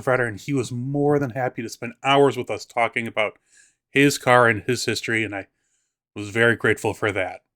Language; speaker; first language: English; native; English